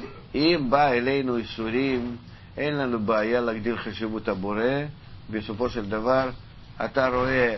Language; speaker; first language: Hebrew; non-native, fluent; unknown